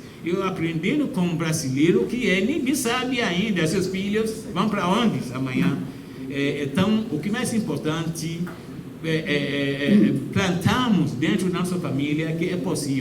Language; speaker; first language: Portuguese; non-native, fluent; Yoruba